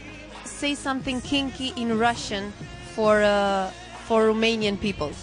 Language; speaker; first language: English; non-native, fluent; Romanian